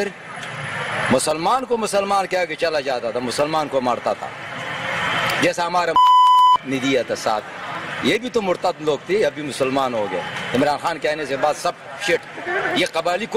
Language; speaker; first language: Hindi; non-native, local second language; Pashto